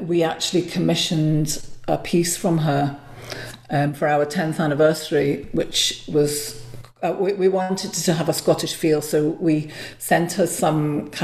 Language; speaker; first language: English; native; English